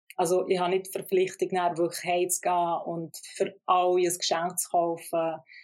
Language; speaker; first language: German; early bilingual, other home language; Albanian